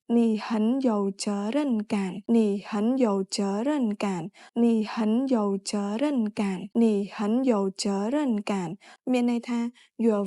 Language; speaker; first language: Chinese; non-native, fluent; Khmer